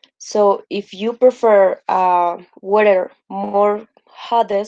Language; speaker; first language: English; non-native, learner; Spanish